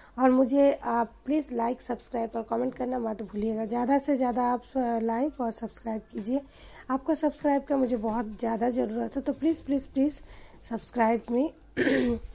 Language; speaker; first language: Hindi; non-native, local second language; Bangla